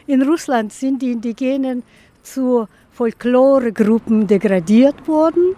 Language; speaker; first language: German; non-native, fluent; Russian